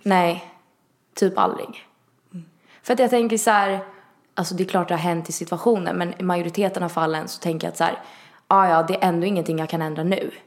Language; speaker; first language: Swedish; early bilingual, other home language; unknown